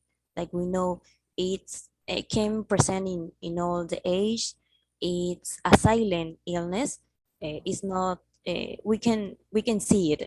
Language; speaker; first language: English; non-native, learner; Spanish